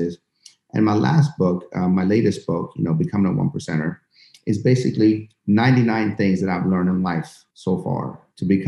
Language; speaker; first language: English; early bilingual, other home language; Persian